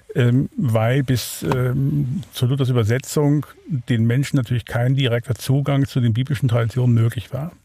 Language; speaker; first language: German; native; German